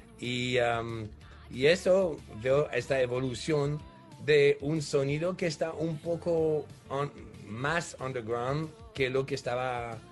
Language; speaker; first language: Spanish; non-native, fluent; French